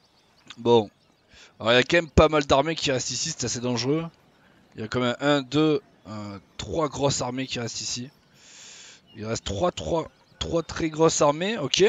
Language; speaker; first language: French; native; French